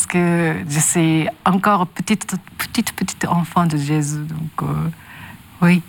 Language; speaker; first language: French; non-native, learner; Japanese